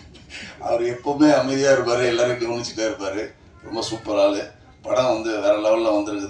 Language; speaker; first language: Tamil; native; Tamil